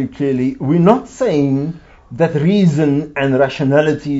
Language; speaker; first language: English; non-native, local second language; Afrikaans